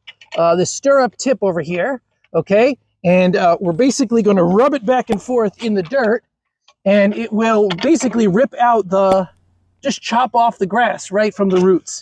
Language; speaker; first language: English; native; English